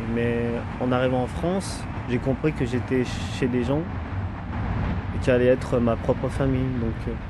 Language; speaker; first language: French; early bilingual, other home language; Korean